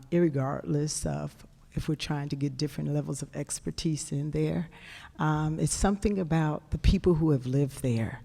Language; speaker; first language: English; native; English